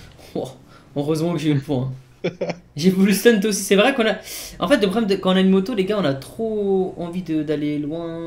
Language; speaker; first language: French; native; French